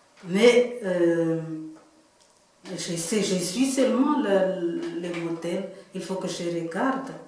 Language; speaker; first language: French; non-native, local second language; Malagasy